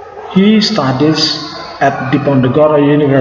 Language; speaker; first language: English; non-native, learner; Indonesian